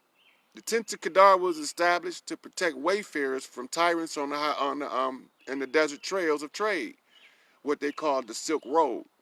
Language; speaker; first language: English; native; English